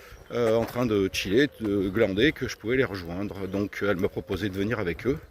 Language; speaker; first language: French; native; French